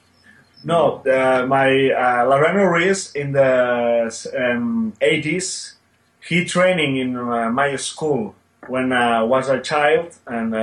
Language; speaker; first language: English; non-native, learner; Spanish